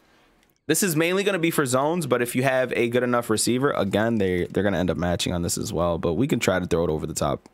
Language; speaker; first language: English; native; English